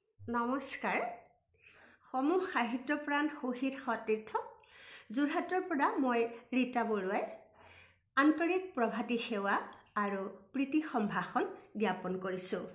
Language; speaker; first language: Assamese; native; Assamese